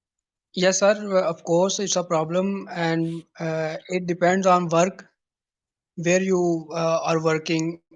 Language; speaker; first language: English; non-native, learner; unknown